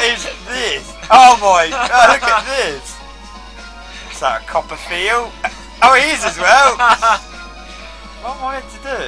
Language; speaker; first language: English; native; English